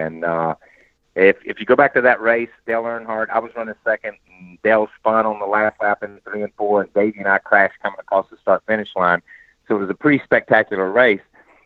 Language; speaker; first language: English; native; English